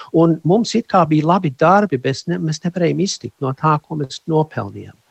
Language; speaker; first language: Latvian; early bilingual, heritage; Latvian